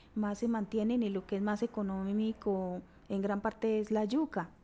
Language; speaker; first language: Spanish; native; Spanish